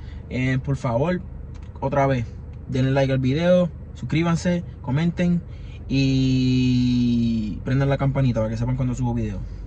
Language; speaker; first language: Spanish; early bilingual, heritage; Spanish